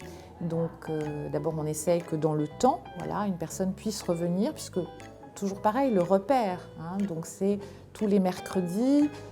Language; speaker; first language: French; native; French